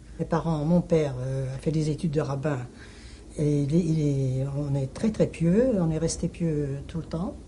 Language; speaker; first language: French; early bilingual, other home language; Hungarian